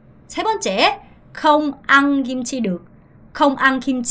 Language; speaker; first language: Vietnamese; non-native, fluent; Korean